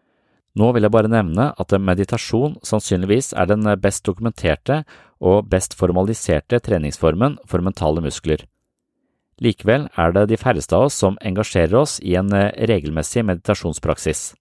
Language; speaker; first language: Norwegian; native; Norwegian